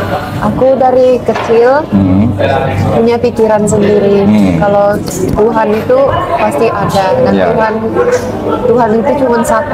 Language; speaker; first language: Indonesian; non-native, fluent; Finnish